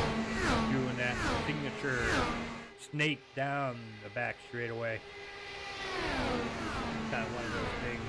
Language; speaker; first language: English; native; English